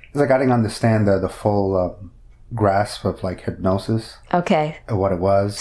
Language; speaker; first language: English; native; English